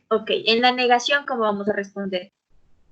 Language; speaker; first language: Spanish; native; Spanish